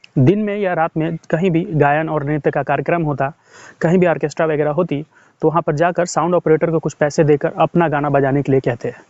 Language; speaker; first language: Hindi; native; Hindi